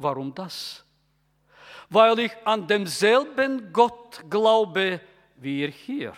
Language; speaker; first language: German; non-native, fluent; Bulgarian